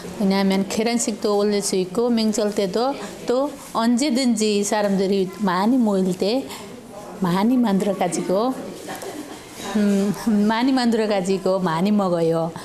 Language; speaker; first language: Korean; non-native, learner; Nepali